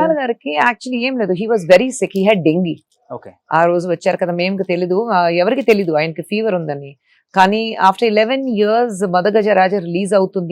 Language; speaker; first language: Telugu; non-native, fluent; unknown